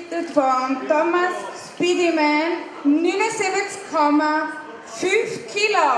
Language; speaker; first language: German; native; German